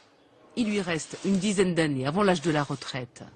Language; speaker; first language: French; native; French